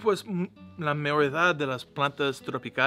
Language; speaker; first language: Spanish; non-native, learner; English